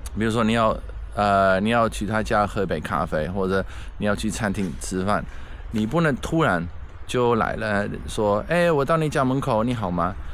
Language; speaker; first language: Chinese; non-native, fluent; Dutch